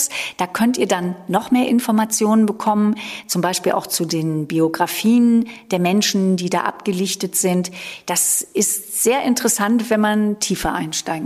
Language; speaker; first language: German; native; German